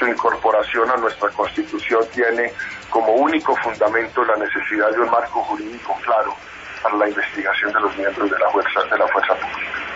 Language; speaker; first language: Spanish; native; Spanish